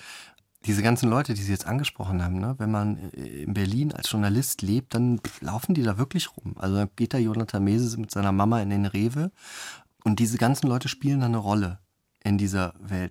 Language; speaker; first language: German; native; German